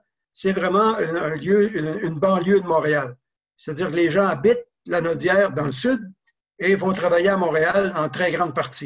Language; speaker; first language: French; native; French